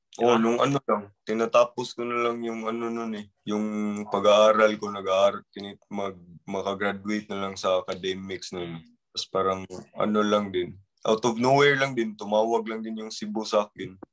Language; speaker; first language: Filipino; non-native, local second language; Cebuano